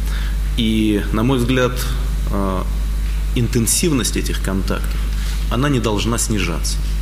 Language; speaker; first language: Russian; native; Russian